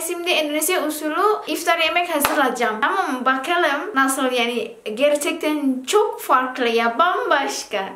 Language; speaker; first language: Turkish; non-native, learner; Indonesian